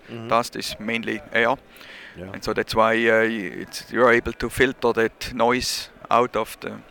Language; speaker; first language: English; non-native, fluent; German